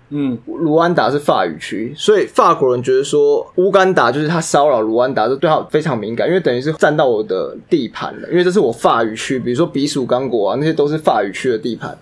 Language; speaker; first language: Chinese; native; Chinese